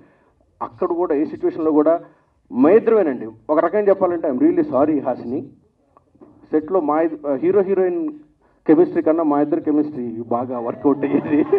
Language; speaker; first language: Telugu; native; Telugu